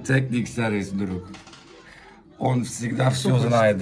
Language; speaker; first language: Russian; non-native, learner; Turkish